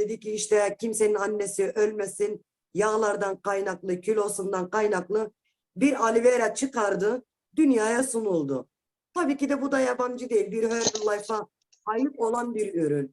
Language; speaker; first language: Turkish; native; Turkish